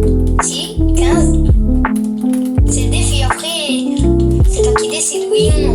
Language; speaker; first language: French; native; French